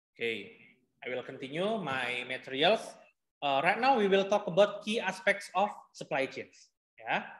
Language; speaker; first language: English; non-native, fluent; Indonesian